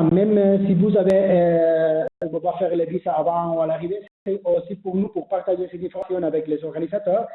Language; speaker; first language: French; non-native, learner; Spanish